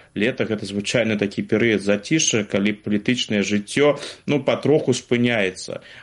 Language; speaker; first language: Belarusian; non-native, local second language; Russian